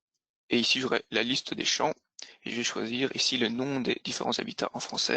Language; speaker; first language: French; native; French